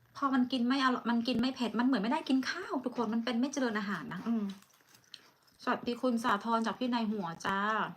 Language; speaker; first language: Thai; native; Thai